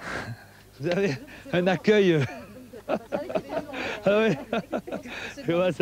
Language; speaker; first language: French; native; French